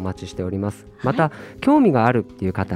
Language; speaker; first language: Japanese; native; Japanese